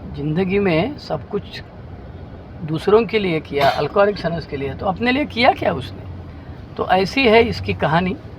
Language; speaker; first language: Hindi; non-native, local second language; Marathi